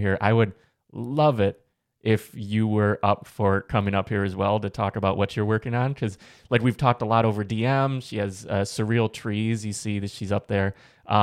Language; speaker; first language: English; native; English